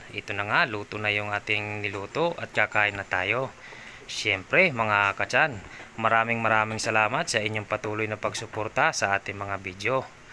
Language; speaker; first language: Filipino; native; Filipino